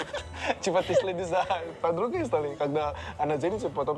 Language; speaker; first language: Russian; non-native, learner; Indonesian